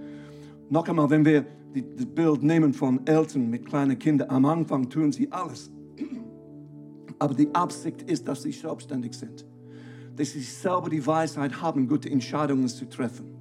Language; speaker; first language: German; non-native, fluent; English